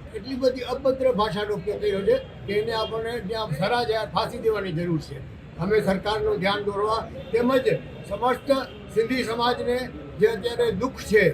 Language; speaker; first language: Gujarati; non-native, local second language; Sindhi